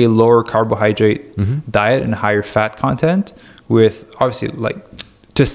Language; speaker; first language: English; native; English